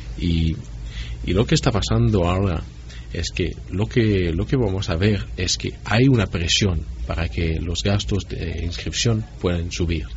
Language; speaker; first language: Spanish; non-native, fluent; French